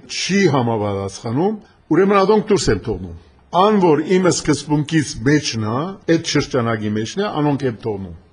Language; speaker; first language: Armenian; early bilingual, heritage; Armenian